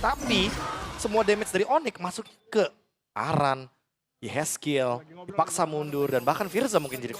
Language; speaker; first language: Indonesian; native; Indonesian